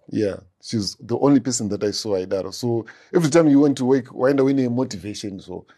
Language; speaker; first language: English; non-native, local second language; Shona